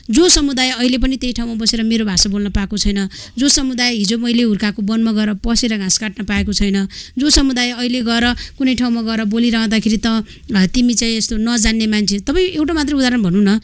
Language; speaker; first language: Nepali; non-native, local second language; Gurung